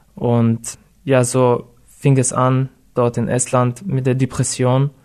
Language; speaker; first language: German; non-native, fluent; Russian